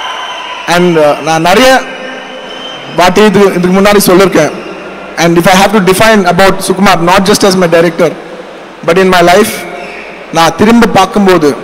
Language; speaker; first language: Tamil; non-native, local second language; Telugu